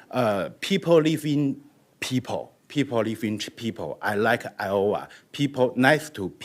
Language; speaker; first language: English; non-native, learner; Chinese